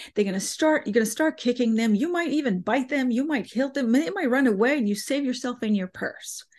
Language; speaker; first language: English; non-native, fluent; Bosnian